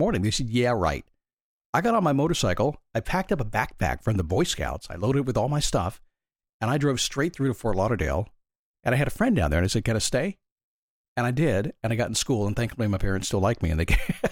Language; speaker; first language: English; native; English